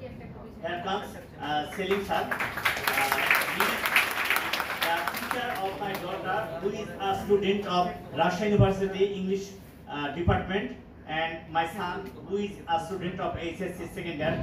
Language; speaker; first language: English; non-native, local second language; Bangla